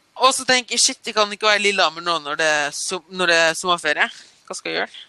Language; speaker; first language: Norwegian; early bilingual, other home language; German